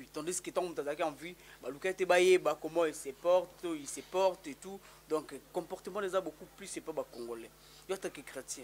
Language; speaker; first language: French; non-native, local second language; Lingala